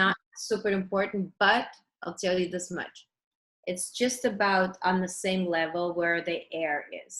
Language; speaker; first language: English; early bilingual, other home language; Russian